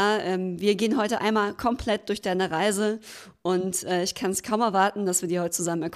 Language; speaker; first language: German; native; German